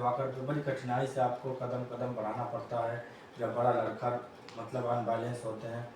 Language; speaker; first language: Hindi; native; Hindi